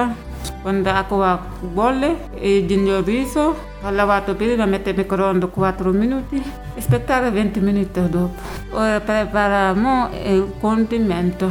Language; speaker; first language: Italian; non-native, learner; Wolof